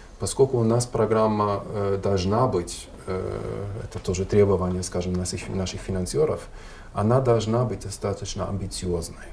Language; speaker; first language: Russian; non-native, fluent; German